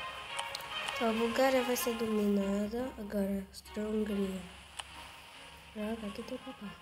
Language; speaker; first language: Portuguese; early bilingual, heritage; Portuguese